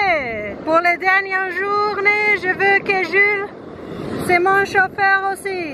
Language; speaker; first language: French; non-native, learner; Filipino